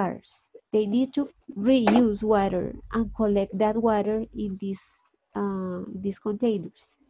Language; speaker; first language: English; non-native, fluent; Spanish